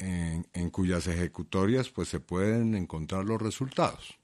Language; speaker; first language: Spanish; native; Spanish